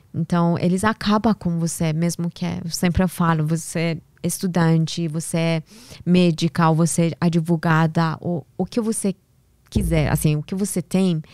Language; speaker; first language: Portuguese; non-native, learner; Persian